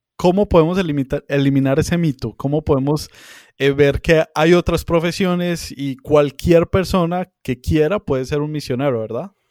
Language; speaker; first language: Spanish; native; Spanish